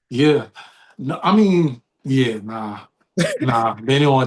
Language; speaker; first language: English; native; English